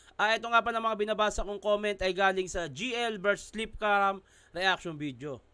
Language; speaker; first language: Filipino; native; Filipino